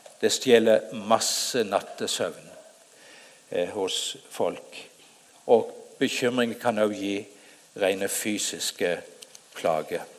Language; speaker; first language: Norwegian; native; Norwegian